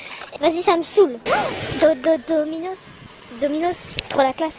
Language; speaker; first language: French; native; French